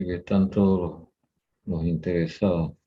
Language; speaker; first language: Spanish; native; Spanish